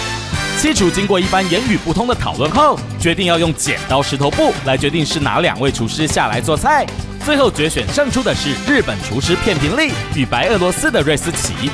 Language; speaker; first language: Chinese; native; Chinese